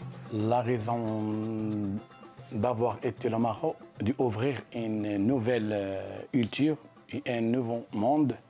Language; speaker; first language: French; non-native, learner; Arabic